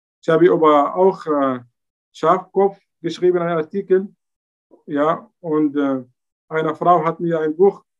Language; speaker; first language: German; non-native, learner; Arabic